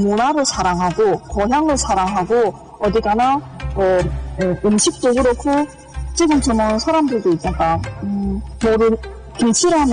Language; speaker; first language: Korean; early bilingual, heritage; Korean